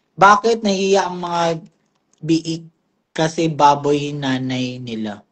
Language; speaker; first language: Filipino; non-native, local second language; Cebuano